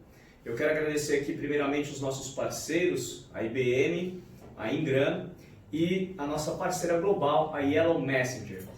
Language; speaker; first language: Portuguese; native; Portuguese